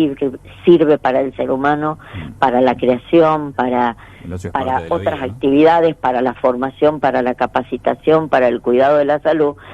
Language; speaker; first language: Spanish; native; Spanish